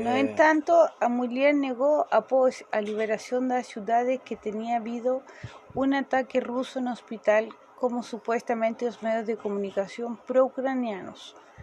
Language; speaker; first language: Portuguese; non-native, learner; Spanish